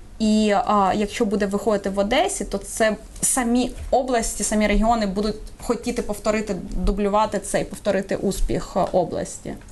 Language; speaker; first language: Ukrainian; native; Ukrainian